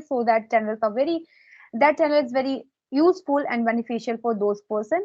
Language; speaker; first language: English; non-native, local second language; Hindi